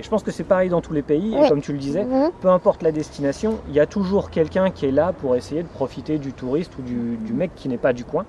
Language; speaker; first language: French; native; French